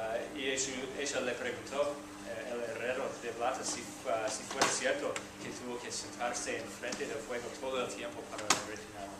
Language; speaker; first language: Spanish; non-native, fluent; English